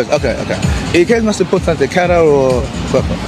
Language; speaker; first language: Spanish; non-native, learner; English